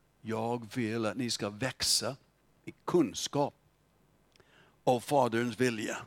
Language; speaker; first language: Swedish; non-native, fluent; English